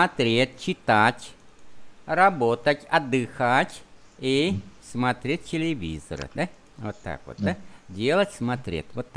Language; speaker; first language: Russian; non-native, fluent; Vietnamese